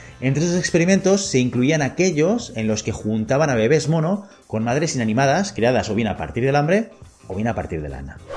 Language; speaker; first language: Spanish; native; Spanish